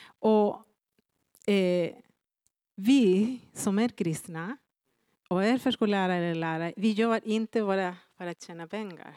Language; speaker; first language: Swedish; non-native, fluent; Spanish